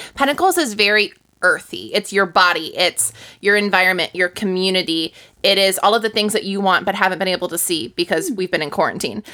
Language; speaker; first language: English; native; English